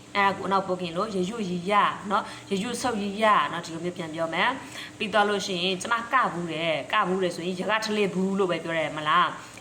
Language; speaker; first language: Burmese; non-native, local second language; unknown